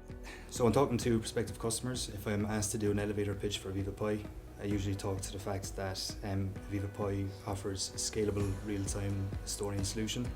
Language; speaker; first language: English; native; English